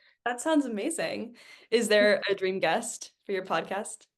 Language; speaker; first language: English; native; English